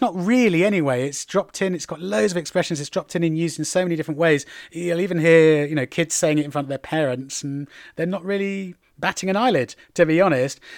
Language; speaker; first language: English; native; English